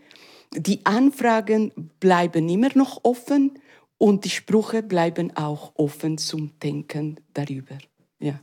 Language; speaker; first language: German; non-native, learner; Spanish